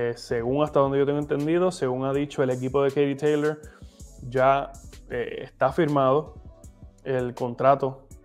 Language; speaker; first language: Spanish; native; Spanish